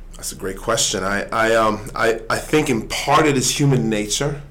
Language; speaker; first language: English; early bilingual, other home language; Swedish